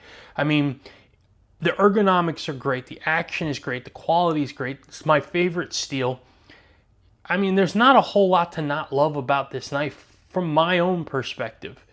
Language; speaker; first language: English; native; English